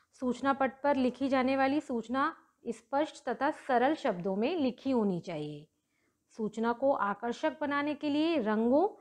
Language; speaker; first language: Hindi; native; Hindi